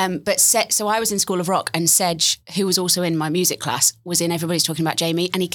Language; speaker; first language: English; native; English